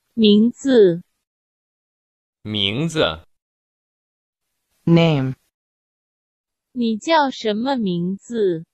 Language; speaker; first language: Chinese; non-native, learner; Urdu